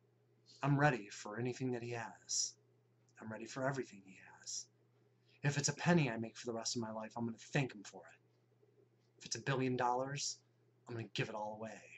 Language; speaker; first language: English; native; English